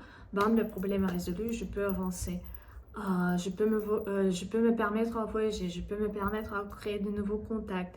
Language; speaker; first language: French; non-native, fluent; Russian